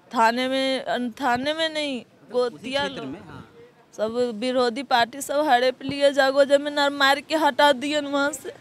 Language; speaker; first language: Hindi; native; Hindi